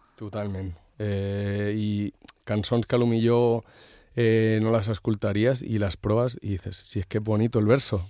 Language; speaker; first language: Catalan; non-native, local second language; Spanish